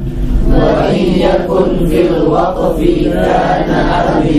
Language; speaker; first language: Arabic; non-native, learner; Indonesian